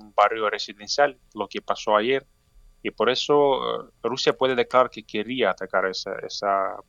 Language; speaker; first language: Spanish; non-native, fluent; Ukrainian